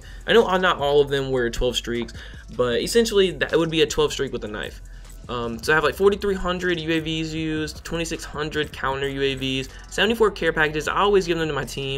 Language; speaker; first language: English; native; English